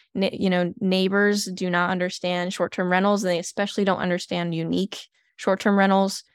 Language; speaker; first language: English; native; English